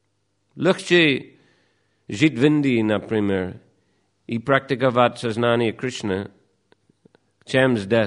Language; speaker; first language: Russian; non-native, fluent; English